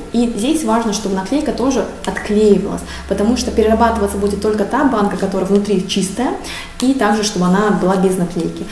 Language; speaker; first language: Russian; non-native, fluent; Korean